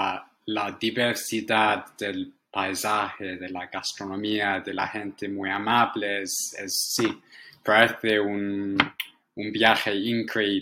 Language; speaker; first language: Spanish; non-native, fluent; English